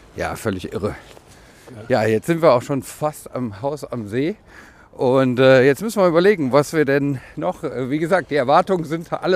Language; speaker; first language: German; native; German